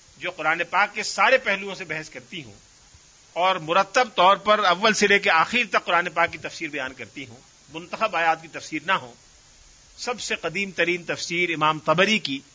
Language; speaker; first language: Urdu; native; Urdu